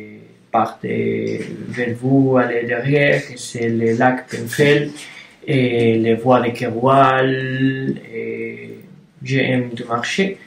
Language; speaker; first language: French; non-native, learner; Spanish